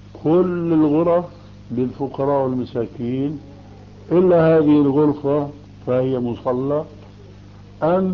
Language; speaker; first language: Arabic; early bilingual, other home language; Albanian